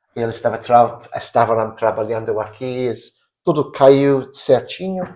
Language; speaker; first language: Portuguese; non-native, fluent; English